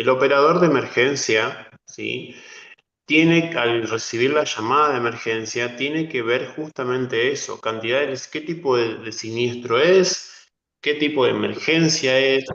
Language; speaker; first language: Spanish; native; Spanish